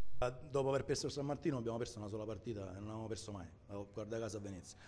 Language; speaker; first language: Italian; native; Italian